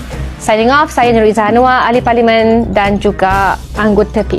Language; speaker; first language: Malay; native; Malay